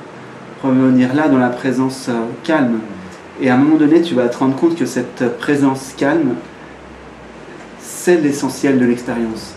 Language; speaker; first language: French; native; French